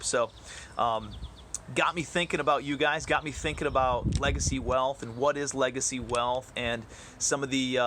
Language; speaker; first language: English; native; English